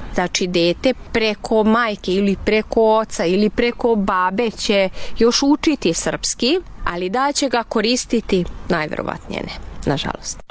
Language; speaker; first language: Serbian; non-native, local second language; Hungarian